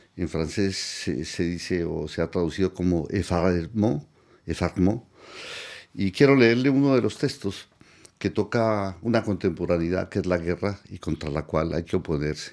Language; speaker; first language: Spanish; native; Spanish